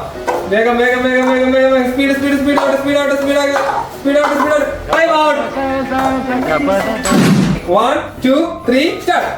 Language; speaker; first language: Malayalam; native; Malayalam